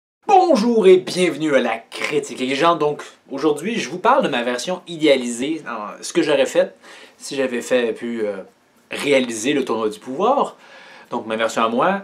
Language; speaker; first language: French; native; French